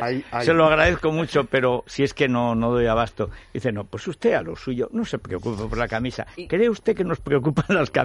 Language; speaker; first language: Spanish; native; Spanish